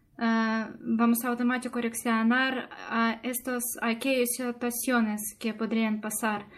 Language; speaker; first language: Spanish; non-native, learner; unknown